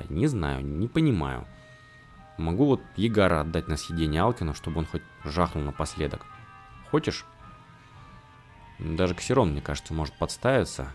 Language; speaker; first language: Russian; native; Russian